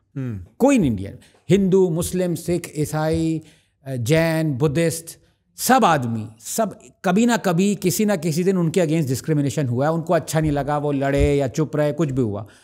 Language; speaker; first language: Hindi; non-native, local second language; Tamil